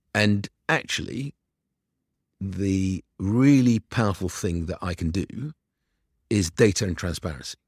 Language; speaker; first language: English; early bilingual, other home language; Arabic